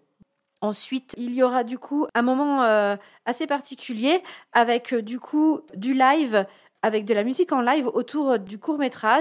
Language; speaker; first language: French; native; French